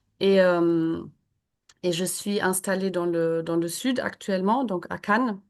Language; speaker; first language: French; non-native, fluent; German